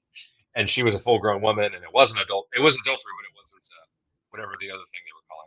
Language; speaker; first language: English; native; English